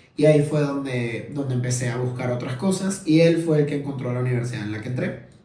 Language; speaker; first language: Spanish; native; Spanish